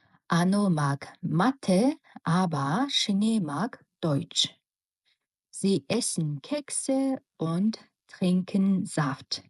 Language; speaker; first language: German; non-native, fluent; Mongolian